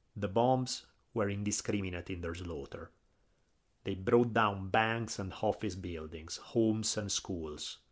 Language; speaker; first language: English; non-native, fluent; Italian